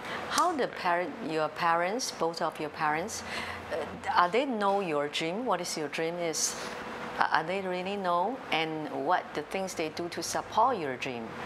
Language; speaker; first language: English; non-native, learner; Chinese